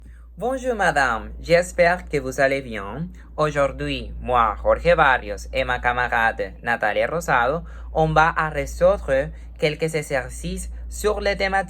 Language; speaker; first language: French; non-native, learner; Spanish